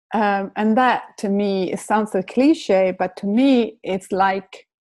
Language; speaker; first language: English; non-native, fluent; Italian